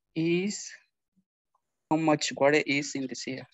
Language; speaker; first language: English; non-native, learner; Spanish